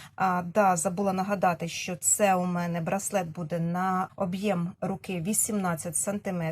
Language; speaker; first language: Ukrainian; non-native, local second language; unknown